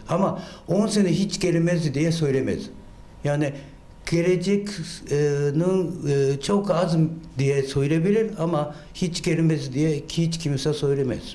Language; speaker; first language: Turkish; non-native, fluent; Japanese